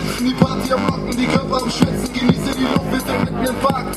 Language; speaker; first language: German; native; German